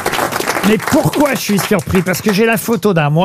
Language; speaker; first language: French; native; French